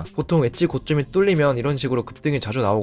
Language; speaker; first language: Korean; native; Korean